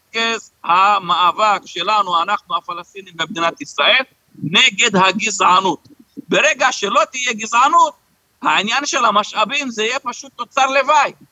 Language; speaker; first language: Hebrew; non-native, local second language; Arabic